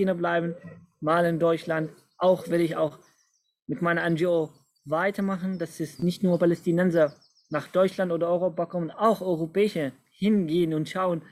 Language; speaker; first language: German; non-native, fluent; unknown